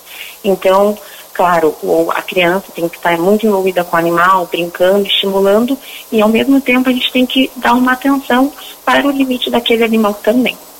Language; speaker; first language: Portuguese; native; Portuguese